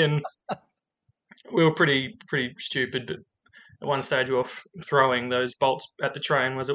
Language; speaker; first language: English; native; English